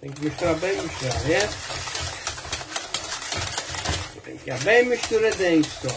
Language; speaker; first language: Portuguese; non-native, fluent; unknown